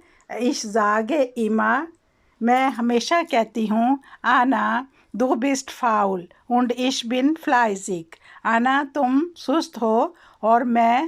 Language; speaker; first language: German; non-native, learner; Urdu